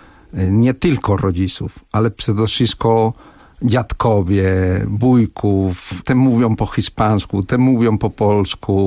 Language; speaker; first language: Polish; non-native, fluent; Spanish